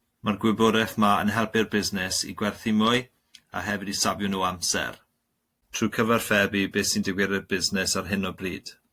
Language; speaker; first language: Welsh; non-native, local second language; English